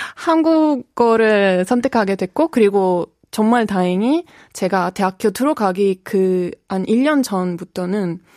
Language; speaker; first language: Korean; non-native, fluent; Italian